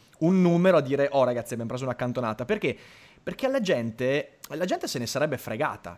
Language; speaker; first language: Italian; native; Italian